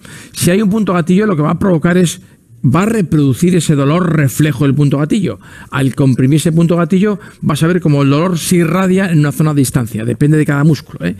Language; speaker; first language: Spanish; native; Spanish